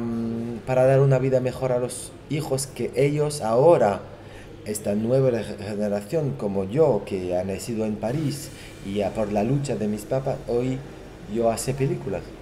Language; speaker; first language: Spanish; non-native, fluent; Portuguese